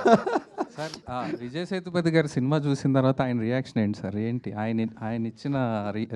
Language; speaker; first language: Telugu; native; Telugu